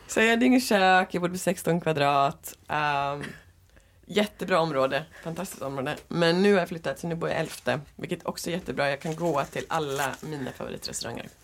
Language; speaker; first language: Swedish; native; Swedish